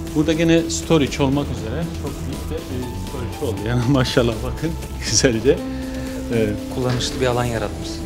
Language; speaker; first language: Turkish; native; Turkish